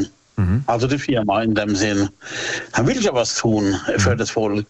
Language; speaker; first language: German; native; German